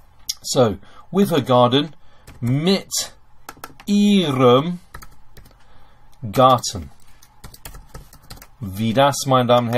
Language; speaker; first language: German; non-native, fluent; English